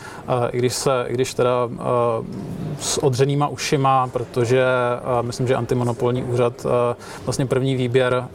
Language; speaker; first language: Czech; native; Czech